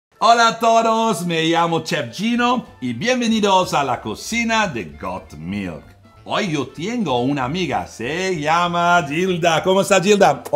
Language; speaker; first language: Spanish; non-native, learner; Italian